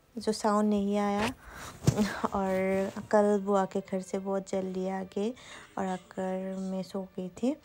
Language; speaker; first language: Hindi; non-native, local second language; Assamese